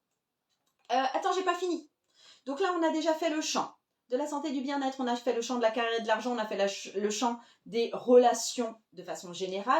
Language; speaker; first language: French; native; French